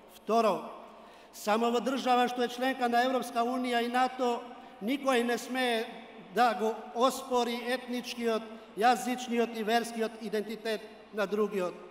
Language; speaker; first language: Macedonian; non-native, local second language; Albanian